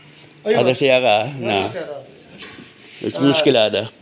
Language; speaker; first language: Arabic; non-native, learner; Filipino